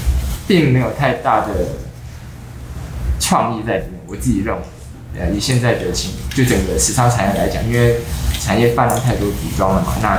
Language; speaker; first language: Chinese; native; Chinese